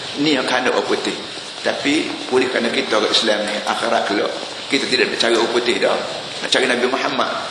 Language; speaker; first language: Malay; native; Malay